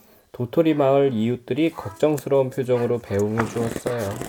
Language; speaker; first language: Korean; native; Korean